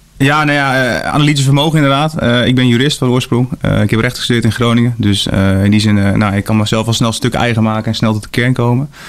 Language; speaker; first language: Dutch; native; Dutch